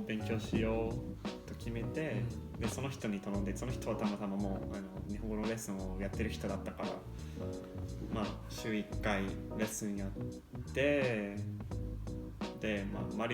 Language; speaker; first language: Japanese; non-native, fluent; English